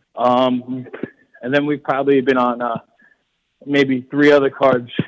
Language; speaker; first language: English; native; English